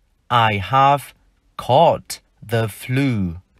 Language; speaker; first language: English; non-native, fluent; Vietnamese